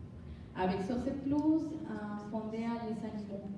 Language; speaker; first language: French; non-native, learner; Spanish